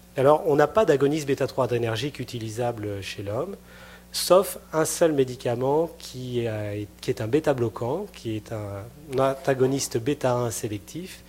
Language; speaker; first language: French; native; French